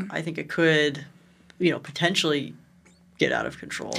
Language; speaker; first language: English; native; English